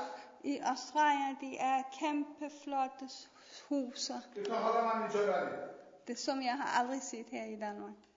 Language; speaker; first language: Danish; non-native, learner; Persian